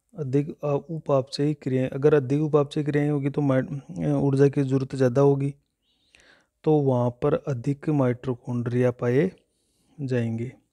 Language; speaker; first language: Hindi; native; Hindi